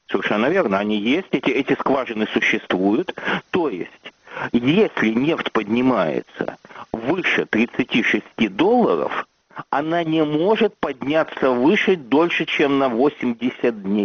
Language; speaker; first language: Russian; native; Russian